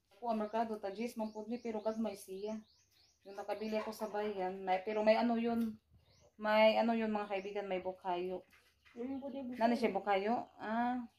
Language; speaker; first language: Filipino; non-native, local second language; Cebuano